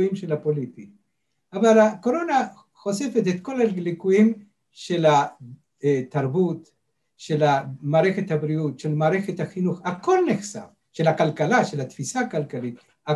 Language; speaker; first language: Hebrew; non-native, fluent; Spanish